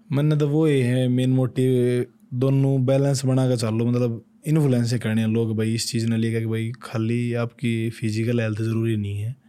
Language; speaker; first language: Hindi; native; Hindi